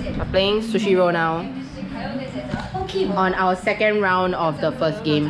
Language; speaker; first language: English; non-native, local second language; Chinese